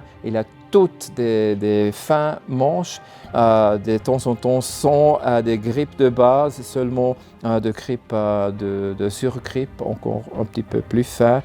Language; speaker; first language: French; non-native, learner; German